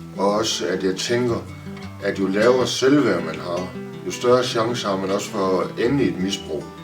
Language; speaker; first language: Danish; native; Danish